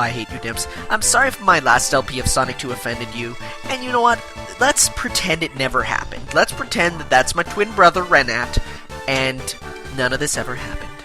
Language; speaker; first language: English; native; English